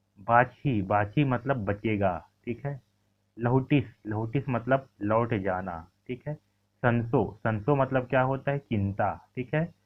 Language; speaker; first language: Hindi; native; Hindi